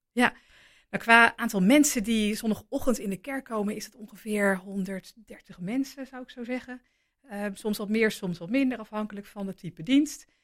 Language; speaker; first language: Dutch; native; Dutch